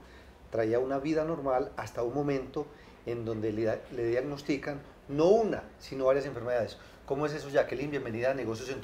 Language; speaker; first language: Spanish; native; Spanish